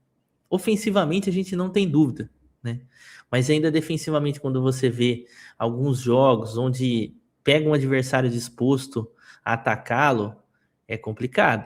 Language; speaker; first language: Portuguese; native; Portuguese